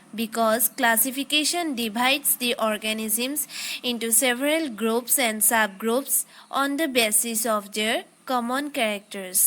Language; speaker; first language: English; non-native, local second language; Assamese